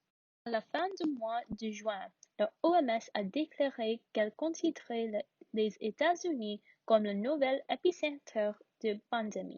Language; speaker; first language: French; non-native, learner; English